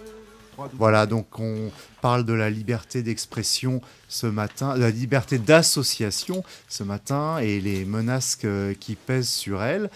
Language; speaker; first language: French; native; French